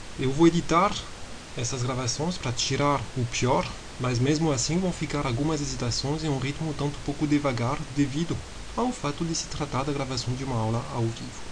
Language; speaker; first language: Portuguese; non-native, fluent; French